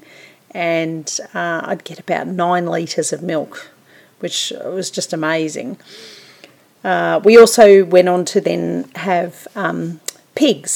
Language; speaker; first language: English; native; English